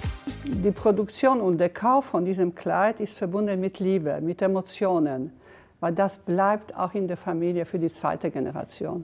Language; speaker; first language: German; non-native, fluent; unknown